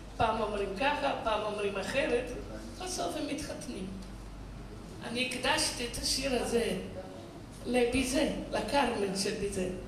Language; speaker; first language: Hebrew; non-native, fluent; Italian